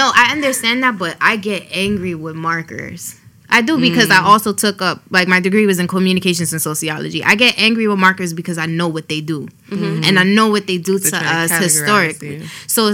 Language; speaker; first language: English; early bilingual, other home language; Spanish